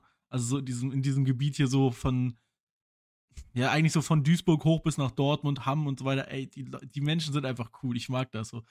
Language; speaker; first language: German; native; German